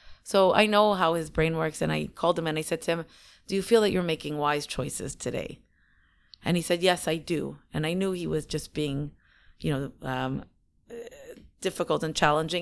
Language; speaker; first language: English; native; English